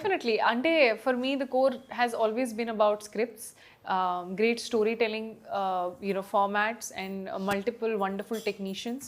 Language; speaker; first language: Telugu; non-native, fluent; Hindi